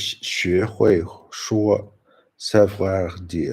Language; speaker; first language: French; non-native, learner; English